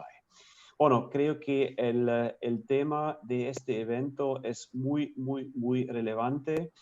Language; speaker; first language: Spanish; non-native, fluent; German